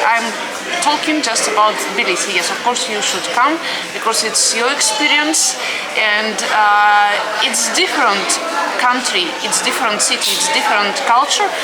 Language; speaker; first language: English; non-native, fluent; Russian